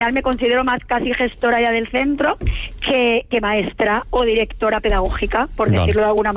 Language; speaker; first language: Spanish; native; Spanish